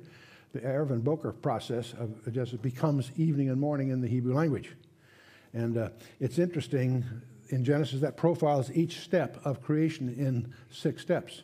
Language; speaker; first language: English; native; English